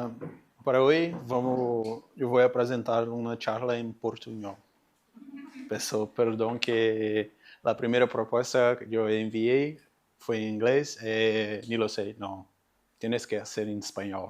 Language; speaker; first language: Spanish; non-native, learner; Portuguese